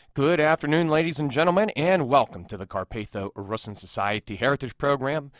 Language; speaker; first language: English; native; English